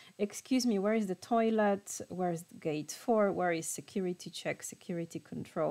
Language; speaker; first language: English; non-native, fluent; Polish